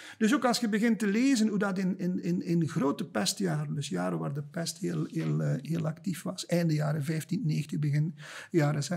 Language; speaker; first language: Dutch; native; Dutch